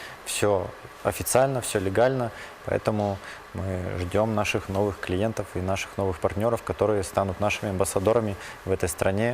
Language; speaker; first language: Russian; native; Russian